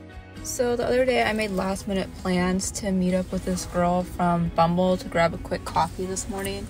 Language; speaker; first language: English; native; English